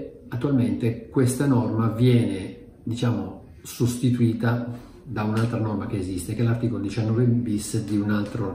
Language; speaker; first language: Italian; native; Italian